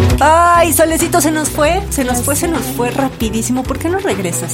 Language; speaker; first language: Spanish; native; Spanish